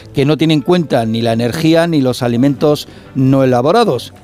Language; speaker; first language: Spanish; non-native, fluent; Arabic